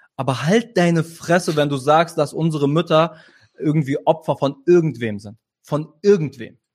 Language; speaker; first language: German; early bilingual, other home language; Arabic